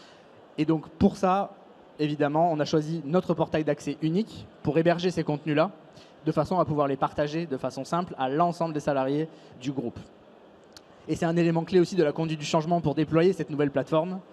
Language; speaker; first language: French; native; French